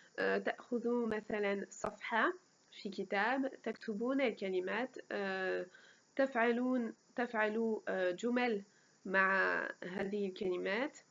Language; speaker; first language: Arabic; non-native, fluent; French